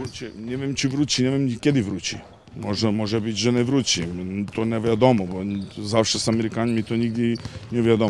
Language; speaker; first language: Polish; non-native, learner; Serbian